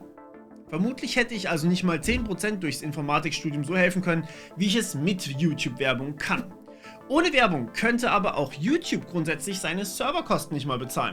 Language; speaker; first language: German; native; German